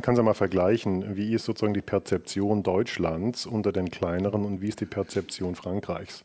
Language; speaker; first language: German; native; German